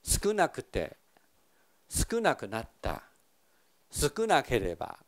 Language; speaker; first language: Japanese; non-native, fluent; Chinese